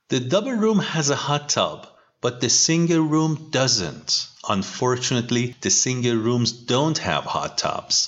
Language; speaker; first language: English; non-native, fluent; Persian